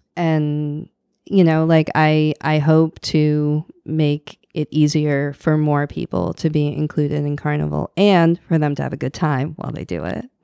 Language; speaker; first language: English; native; English